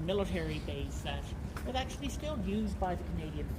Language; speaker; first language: English; native; English